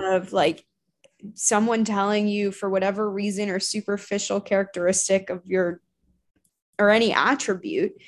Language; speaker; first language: English; native; English